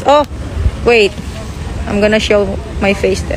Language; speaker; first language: English; non-native, fluent; Indonesian